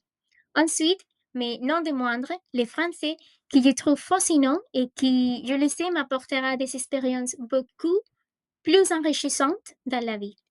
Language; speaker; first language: French; non-native, fluent; Spanish